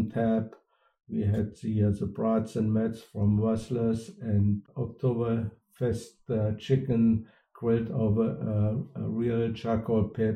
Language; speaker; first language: English; non-native, fluent; German